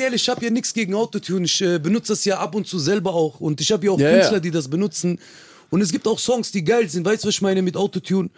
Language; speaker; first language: German; early bilingual, other home language; Kurdish